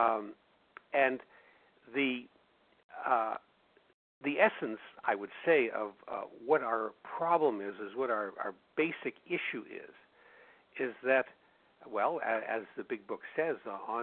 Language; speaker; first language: English; native; English